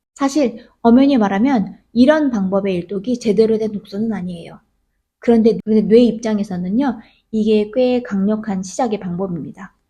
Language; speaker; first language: Korean; native; Korean